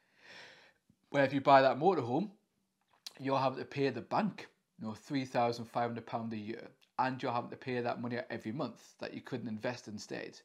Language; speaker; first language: English; native; English